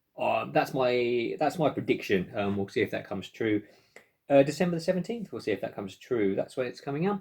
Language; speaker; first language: English; native; English